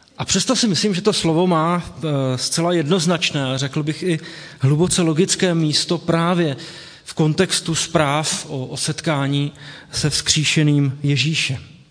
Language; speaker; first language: Czech; native; Czech